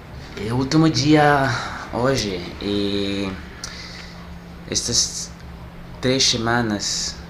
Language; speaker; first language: Portuguese; non-native, learner; French